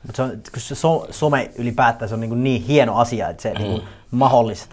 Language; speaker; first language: Finnish; native; Finnish